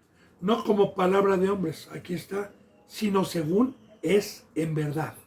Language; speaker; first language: Spanish; native; Spanish